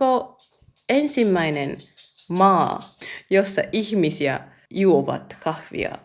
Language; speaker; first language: Finnish; non-native, learner; Japanese